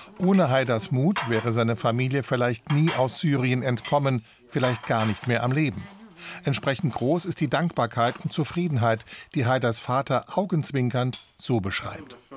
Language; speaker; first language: German; native; German